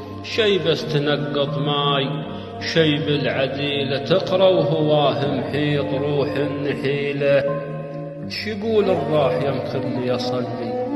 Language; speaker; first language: Arabic; native; Arabic